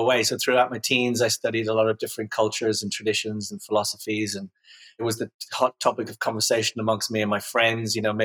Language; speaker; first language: English; native; English